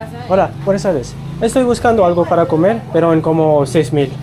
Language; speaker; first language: Spanish; non-native, learner; English